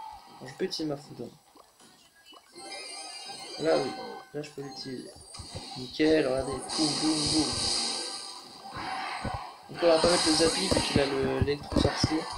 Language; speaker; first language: French; native; French